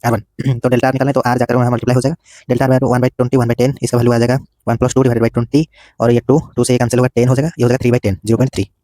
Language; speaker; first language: Hindi; native; Hindi